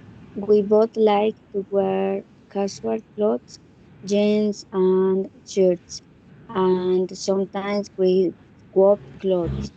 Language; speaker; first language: English; non-native, learner; Spanish